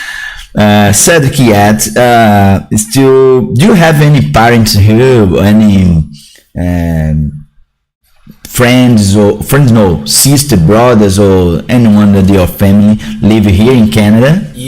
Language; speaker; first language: English; non-native, learner; Portuguese